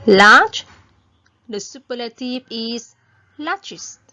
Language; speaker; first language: English; non-native, fluent; Vietnamese